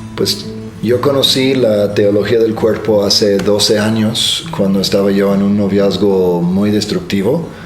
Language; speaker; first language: Spanish; non-native, fluent; English